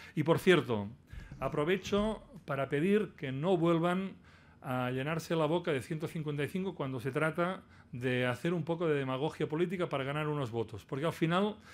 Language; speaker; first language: Spanish; non-native, local second language; Catalan